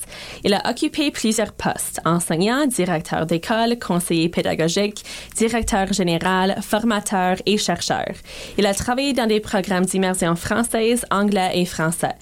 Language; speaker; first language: French; native; French